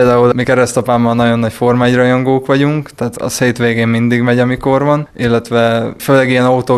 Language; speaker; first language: Hungarian; native; Hungarian